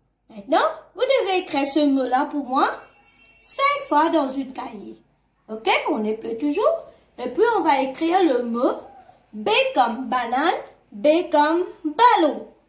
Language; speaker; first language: French; non-native, local second language; Morisyen